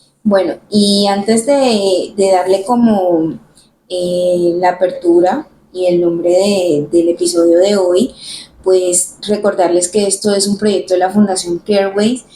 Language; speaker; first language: Spanish; native; Spanish